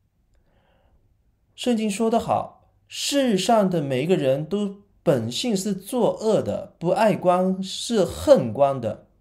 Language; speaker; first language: Chinese; non-native, local second language; Cantonese